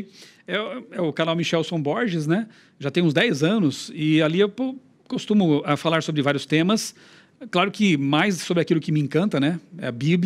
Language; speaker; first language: Portuguese; native; Portuguese